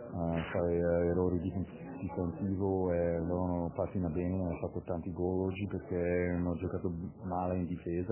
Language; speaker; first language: Italian; non-native, learner; English